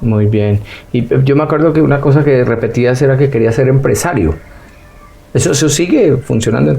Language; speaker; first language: Spanish; native; Spanish